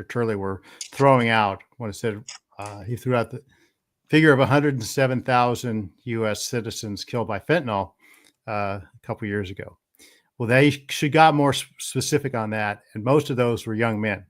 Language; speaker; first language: English; native; English